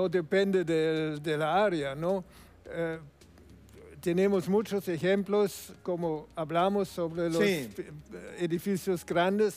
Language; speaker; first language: Spanish; non-native, fluent; German